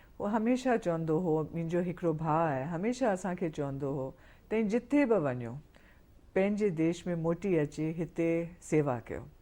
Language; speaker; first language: Sindhi; early bilingual, heritage; Sindhi